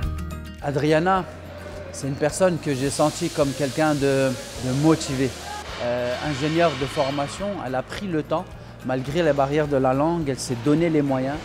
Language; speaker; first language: French; native; French